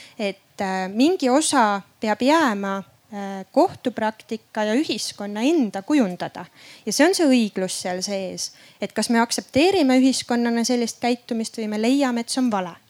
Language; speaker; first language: Estonian; native; Estonian